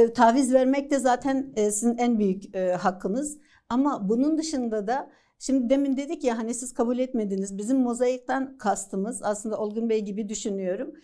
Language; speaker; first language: Turkish; native; Turkish